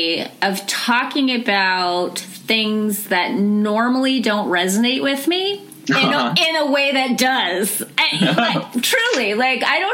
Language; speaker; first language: English; native; English